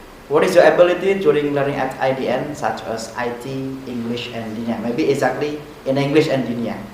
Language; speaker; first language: English; non-native, fluent; Indonesian